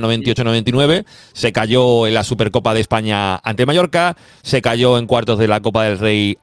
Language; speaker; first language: Spanish; native; Spanish